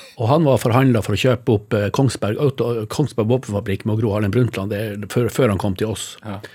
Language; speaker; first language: Norwegian; native; Norwegian